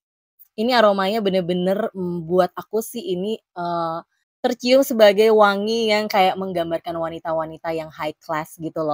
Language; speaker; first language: Indonesian; native; Indonesian